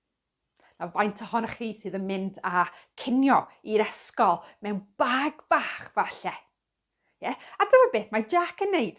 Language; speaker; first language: Welsh; non-native, fluent; English